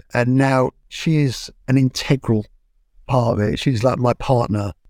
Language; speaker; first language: English; native; English